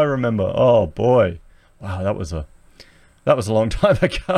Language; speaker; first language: English; native; English